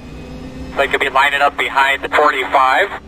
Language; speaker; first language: English; native; English